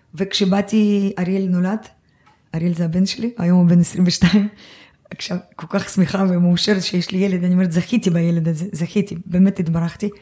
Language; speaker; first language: Hebrew; early bilingual, other home language; Russian